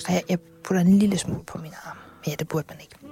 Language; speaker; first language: Danish; native; Danish